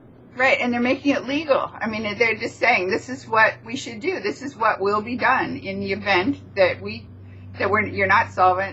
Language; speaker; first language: English; native; English